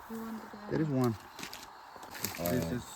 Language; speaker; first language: English; non-native, local second language; Spanish